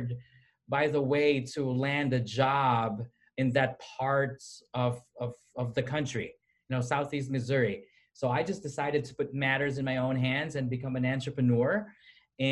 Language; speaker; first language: English; non-native, local second language; Filipino